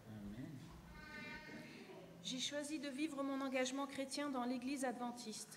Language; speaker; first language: French; native; French